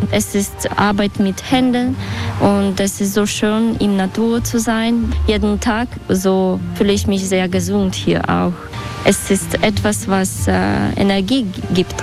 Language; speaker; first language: German; non-native, fluent; Russian